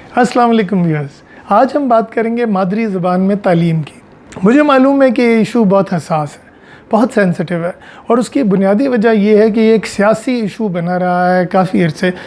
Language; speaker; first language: Urdu; non-native, local second language; Punjabi